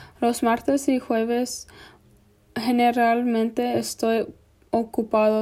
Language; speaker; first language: Spanish; non-native, fluent; English